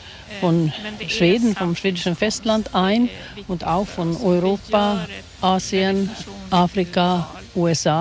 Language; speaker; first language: German; non-native, fluent; Swedish